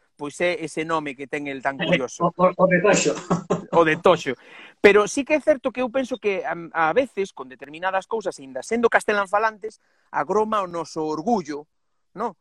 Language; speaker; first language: Galician; native; Galician